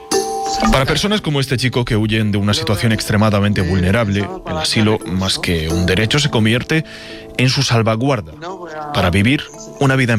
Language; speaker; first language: Spanish; native; Spanish